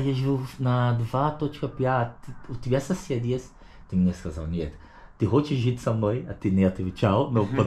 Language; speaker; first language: Russian; non-native, learner; Portuguese